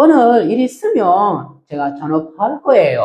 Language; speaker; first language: Korean; non-native, fluent; Sinhala